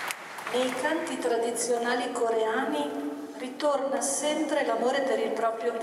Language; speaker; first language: Italian; native; Italian